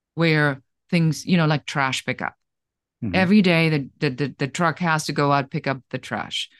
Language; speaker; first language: English; non-native, fluent; German